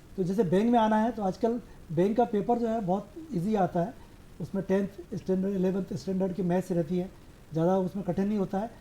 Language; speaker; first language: Hindi; native; Hindi